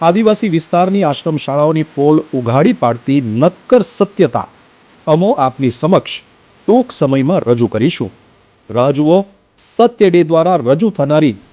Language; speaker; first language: Gujarati; native; Gujarati